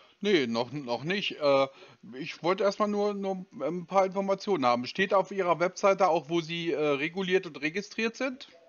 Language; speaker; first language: German; native; German